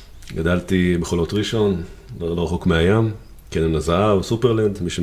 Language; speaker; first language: Hebrew; native; Hebrew